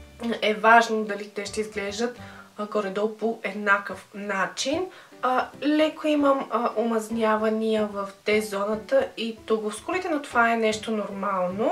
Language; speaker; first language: Bulgarian; native; Bulgarian